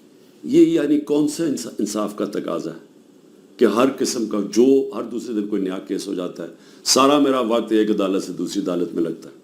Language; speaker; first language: Urdu; native; Urdu